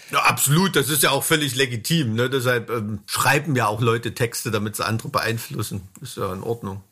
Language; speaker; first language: German; native; German